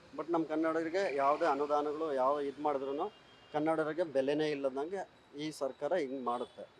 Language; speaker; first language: Kannada; native; Kannada